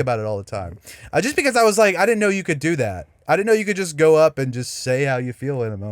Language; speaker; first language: English; native; English